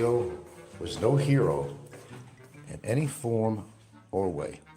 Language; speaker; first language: English; native; English